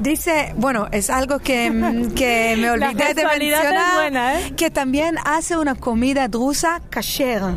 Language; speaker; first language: Spanish; non-native, fluent; Hebrew